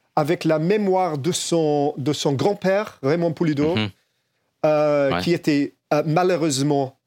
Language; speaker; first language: French; non-native, fluent; English